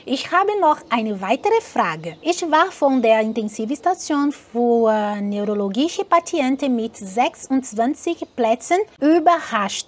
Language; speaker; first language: German; non-native, learner; Portuguese